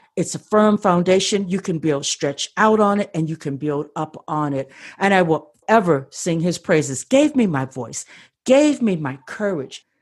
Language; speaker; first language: English; native; English